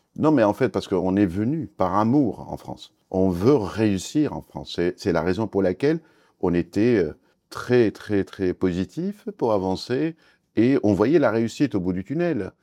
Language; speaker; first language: French; non-native, fluent; Kurdish